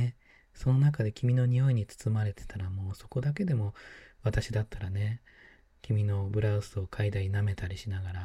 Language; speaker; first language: Japanese; native; Japanese